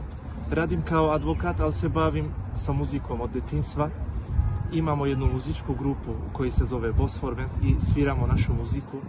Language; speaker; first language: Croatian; early bilingual, heritage; Bosnian